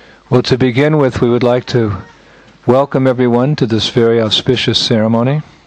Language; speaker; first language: English; native; English